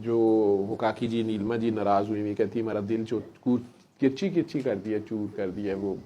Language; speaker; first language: Urdu; non-native, local second language; Punjabi